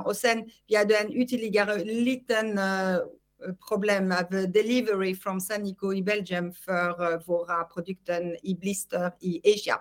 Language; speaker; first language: Swedish; non-native, fluent; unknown